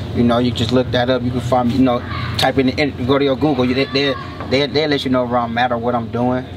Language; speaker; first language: English; native; English